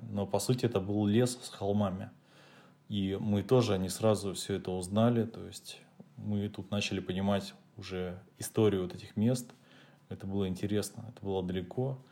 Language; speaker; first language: Russian; native; Russian